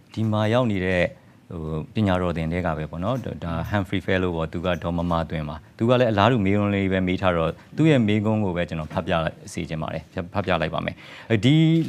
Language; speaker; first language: Burmese; native; Burmese